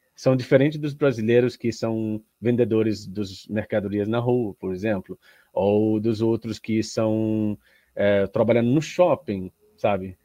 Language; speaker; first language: Portuguese; non-native, learner; Arabic